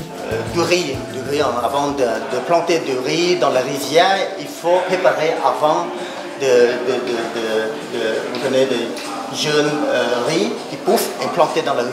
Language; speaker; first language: French; non-native, learner; Khmer